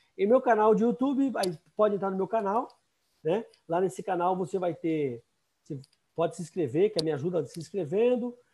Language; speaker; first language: Portuguese; native; Portuguese